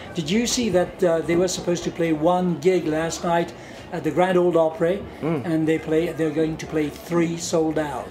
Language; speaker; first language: English; non-native, fluent; French